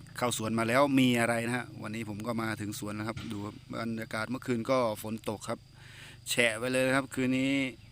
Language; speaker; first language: Thai; native; Thai